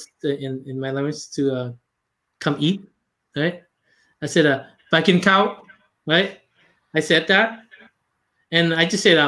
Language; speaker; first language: English; non-native, fluent; Lao